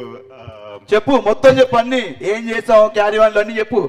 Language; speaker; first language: Telugu; native; Telugu